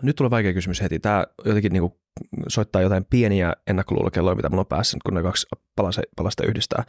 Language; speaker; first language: Finnish; native; Finnish